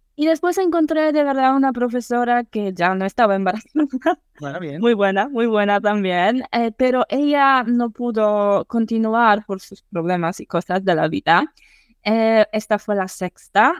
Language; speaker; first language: Spanish; non-native, fluent; Polish